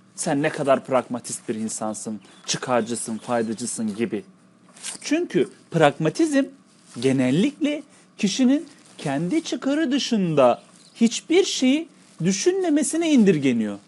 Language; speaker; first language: Turkish; native; Turkish